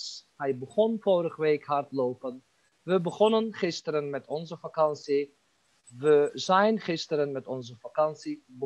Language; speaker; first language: Dutch; non-native, fluent; Turkish